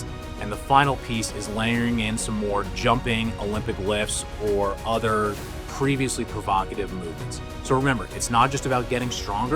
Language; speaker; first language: English; native; English